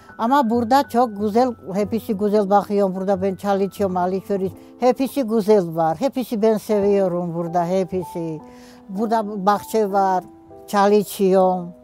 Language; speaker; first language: Turkish; non-native, learner; Georgian